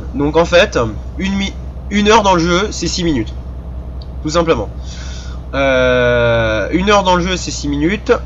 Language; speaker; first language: French; native; French